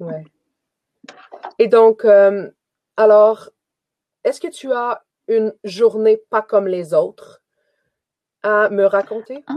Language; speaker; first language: French; native; French